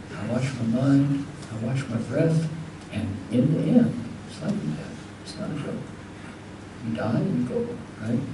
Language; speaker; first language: English; native; English